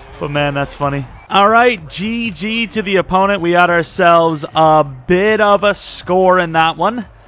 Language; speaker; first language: English; native; English